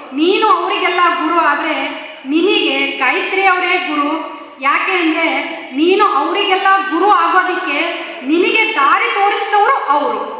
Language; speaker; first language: Kannada; native; Kannada